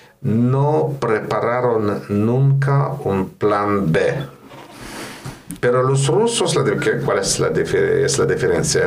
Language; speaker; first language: Spanish; non-native, fluent; Russian